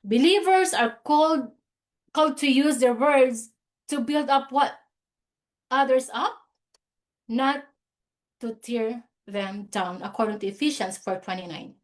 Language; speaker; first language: English; non-native, local second language; Filipino